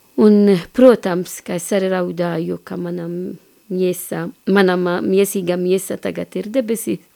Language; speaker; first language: Latvian; non-native, fluent; Maltese